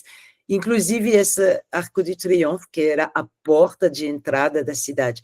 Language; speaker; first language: Portuguese; non-native, fluent; French